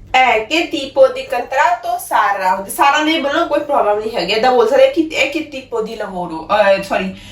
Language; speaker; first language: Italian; non-native, learner; Punjabi